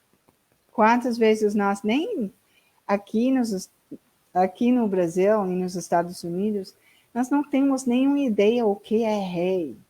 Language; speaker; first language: Portuguese; non-native, learner; English